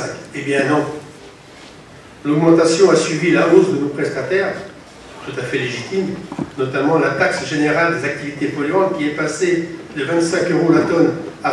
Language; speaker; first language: French; native; French